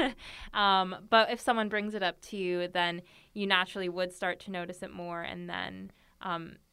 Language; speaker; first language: English; native; English